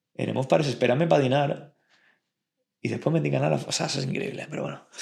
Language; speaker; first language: Spanish; non-native, local second language; Catalan